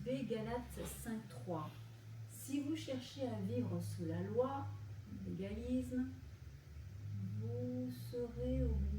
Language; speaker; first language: French; native; French